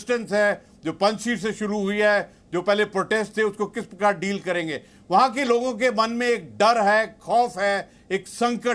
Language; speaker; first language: Hindi; native; Hindi